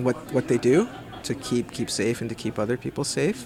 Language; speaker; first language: English; native; English